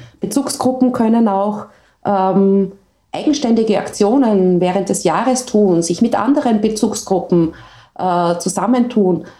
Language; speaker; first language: German; native; German